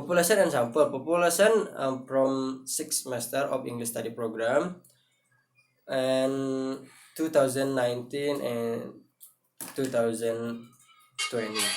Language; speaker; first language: English; non-native, learner; Indonesian